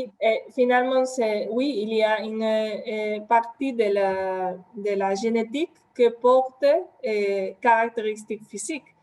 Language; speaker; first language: French; non-native, fluent; Spanish